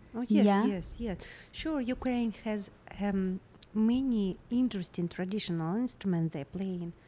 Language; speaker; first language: English; non-native, fluent; Ukrainian